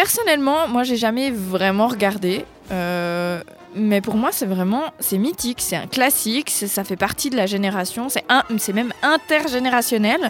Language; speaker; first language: French; native; French